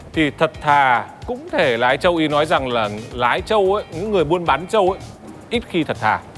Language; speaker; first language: Vietnamese; native; Vietnamese